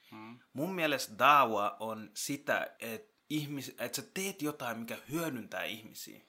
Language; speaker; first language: Finnish; early bilingual, other home language; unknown